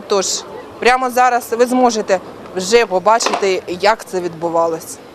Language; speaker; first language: Ukrainian; native; Ukrainian